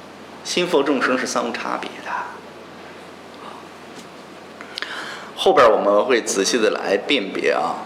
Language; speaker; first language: Chinese; native; Chinese